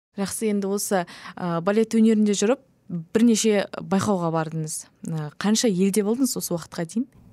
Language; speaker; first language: Kazakh; native; Kazakh